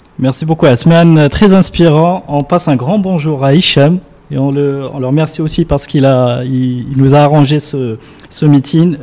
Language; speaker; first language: French; non-native, local second language; Arabic